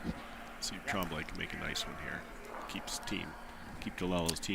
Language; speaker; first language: English; native; English